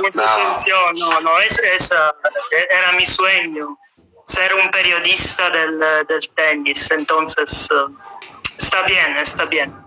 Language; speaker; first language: Spanish; non-native, fluent; Italian